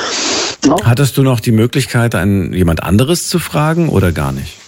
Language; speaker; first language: German; native; German